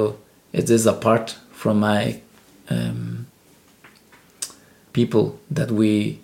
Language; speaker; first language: English; non-native, learner; Spanish